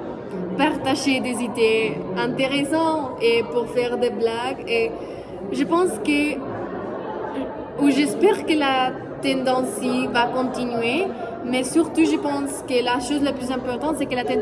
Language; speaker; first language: French; non-native, fluent; Spanish